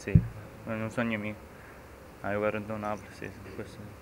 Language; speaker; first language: Italian; early bilingual, heritage; German